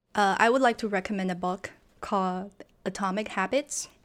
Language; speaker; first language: English; non-native, fluent; Chinese